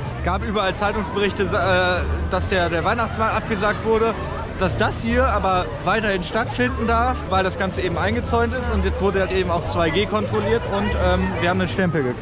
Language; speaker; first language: German; native; German